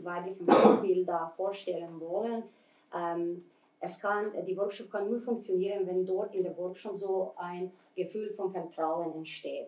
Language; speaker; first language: German; non-native, fluent; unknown